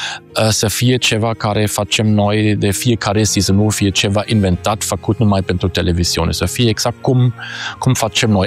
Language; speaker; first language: Romanian; non-native, fluent; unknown